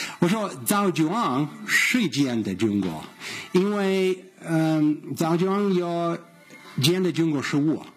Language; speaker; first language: Chinese; non-native, learner; Russian